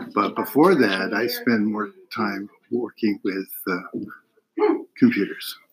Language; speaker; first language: English; native; English